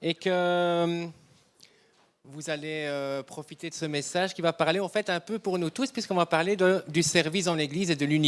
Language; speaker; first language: French; native; French